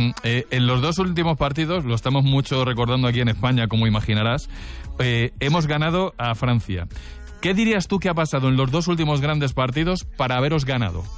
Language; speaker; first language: Spanish; native; Spanish